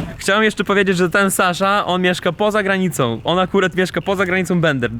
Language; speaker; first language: Polish; non-native, fluent; Russian